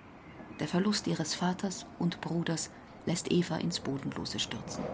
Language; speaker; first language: German; native; German